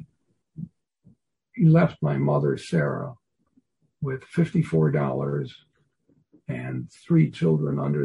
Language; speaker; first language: English; native; English